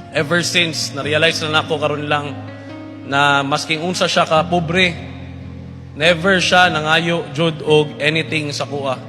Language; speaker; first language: Cebuano; native; Cebuano